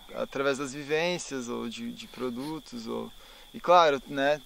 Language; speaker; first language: Portuguese; native; Portuguese